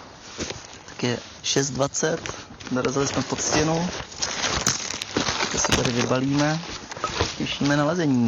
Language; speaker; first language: Czech; native; Czech